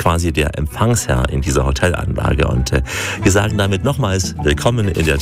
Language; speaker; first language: German; native; German